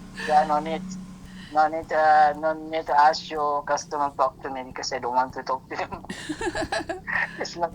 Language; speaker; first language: English; non-native, learner; Indonesian